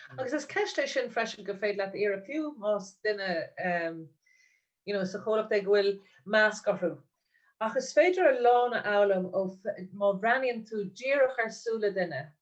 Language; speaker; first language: Irish; non-native, local second language; English